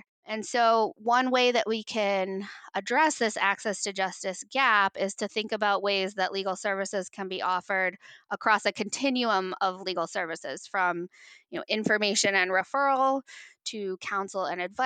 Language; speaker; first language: English; native; English